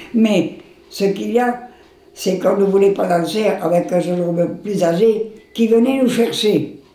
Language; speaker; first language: French; non-native, local second language; Occitan